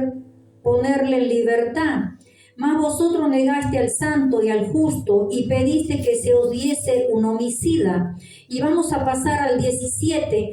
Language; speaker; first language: Spanish; native; Spanish